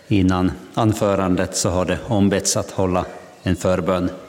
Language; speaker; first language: Swedish; non-native, local second language; Finnish